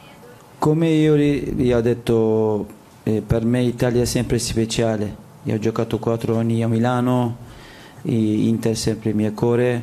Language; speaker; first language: Italian; non-native, learner; Turkish